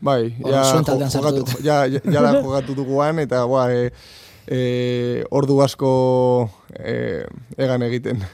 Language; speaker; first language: Basque; non-native, local second language; Spanish